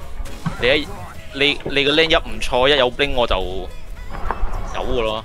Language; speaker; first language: Chinese; native; Chinese